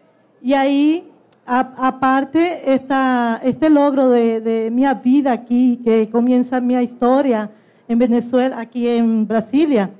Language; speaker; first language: Portuguese; non-native, learner; Spanish